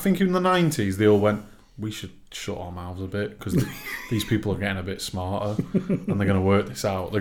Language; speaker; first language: English; native; English